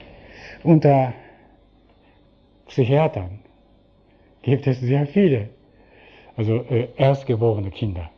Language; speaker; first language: German; non-native, fluent; Japanese